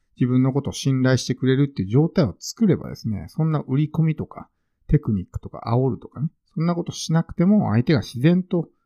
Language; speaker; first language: Japanese; native; Japanese